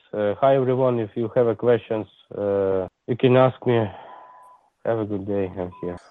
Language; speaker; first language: English; non-native, learner; Ukrainian